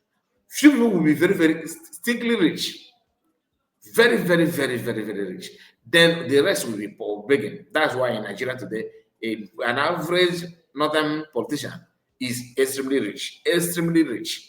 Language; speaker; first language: English; non-native, local second language; Igbo